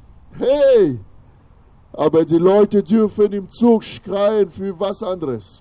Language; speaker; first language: German; non-native, fluent; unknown